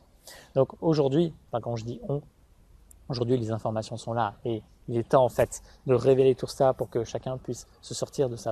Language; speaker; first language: French; native; French